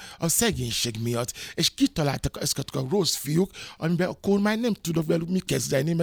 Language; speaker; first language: Hungarian; non-native, learner; Yoruba